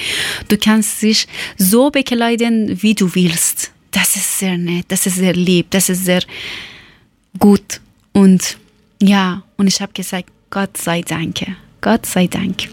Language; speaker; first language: German; non-native, learner; Persian